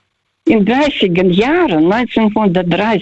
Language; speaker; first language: German; non-native, fluent; Russian